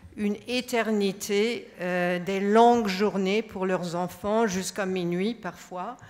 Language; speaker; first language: French; non-native, fluent; German